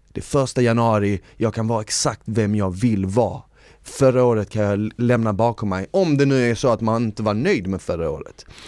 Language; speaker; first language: Swedish; early bilingual, other home language; Bosnian